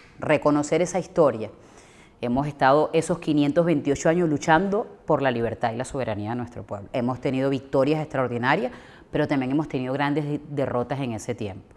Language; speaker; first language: Spanish; native; Spanish